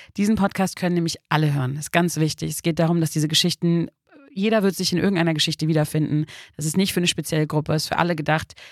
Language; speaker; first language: German; early bilingual, other home language; Turkish